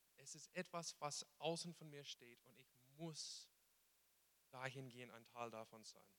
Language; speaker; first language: German; non-native, fluent; English